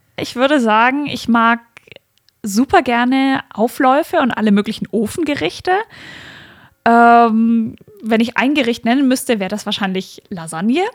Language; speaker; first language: German; native; German